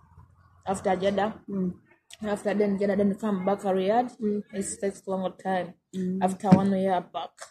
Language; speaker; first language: English; non-native, learner; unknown